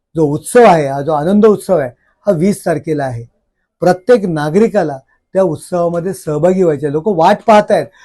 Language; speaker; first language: Marathi; native; Marathi